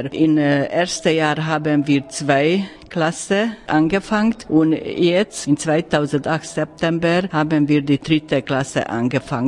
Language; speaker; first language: German; non-native, learner; Hungarian